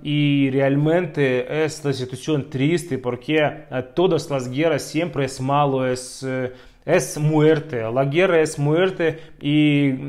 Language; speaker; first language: Spanish; non-native, fluent; Russian